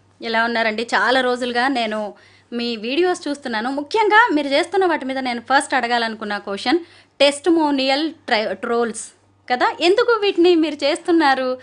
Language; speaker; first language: Telugu; native; Telugu